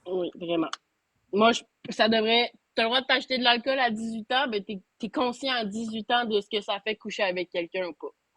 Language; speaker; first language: French; native; French